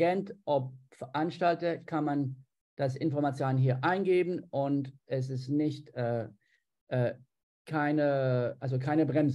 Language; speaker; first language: German; non-native, fluent; English